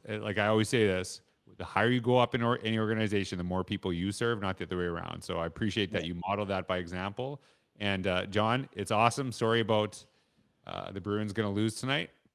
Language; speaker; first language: English; native; English